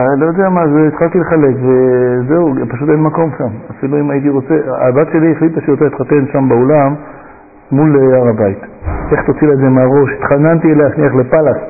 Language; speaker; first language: Hebrew; native; Hebrew